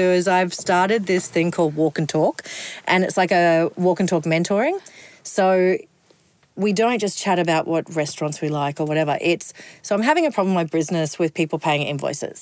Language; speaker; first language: English; native; English